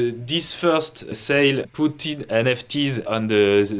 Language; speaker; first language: English; non-native, fluent; French